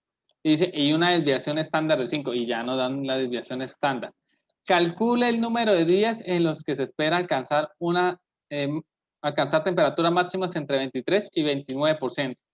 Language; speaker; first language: Spanish; native; Spanish